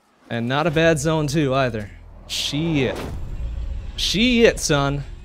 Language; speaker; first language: English; native; English